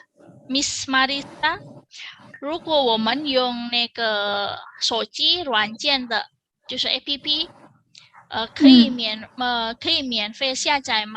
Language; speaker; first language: Chinese; non-native, fluent; Indonesian